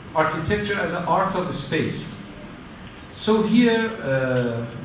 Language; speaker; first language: English; non-native, fluent; Persian